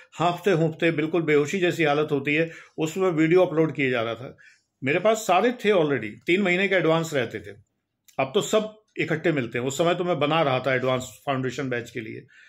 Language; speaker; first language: Hindi; native; Hindi